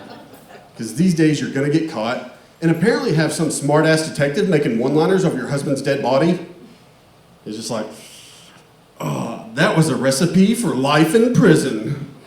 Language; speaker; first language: English; native; English